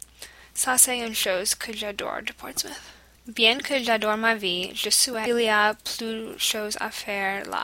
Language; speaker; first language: French; non-native, learner; English